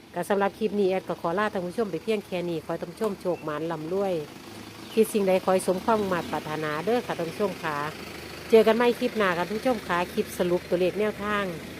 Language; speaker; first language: Thai; native; Thai